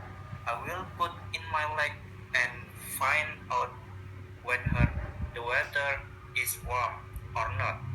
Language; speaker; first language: English; non-native, learner; Indonesian